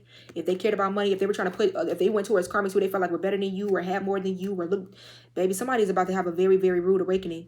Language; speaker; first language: English; native; English